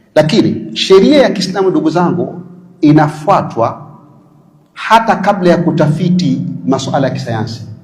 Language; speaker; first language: Swahili; native; Swahili